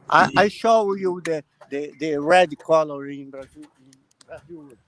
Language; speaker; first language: English; non-native, learner; Portuguese